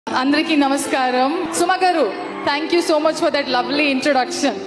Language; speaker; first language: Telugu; non-native, learner; Kannada